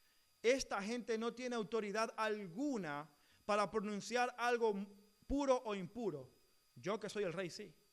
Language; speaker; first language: Spanish; native; Spanish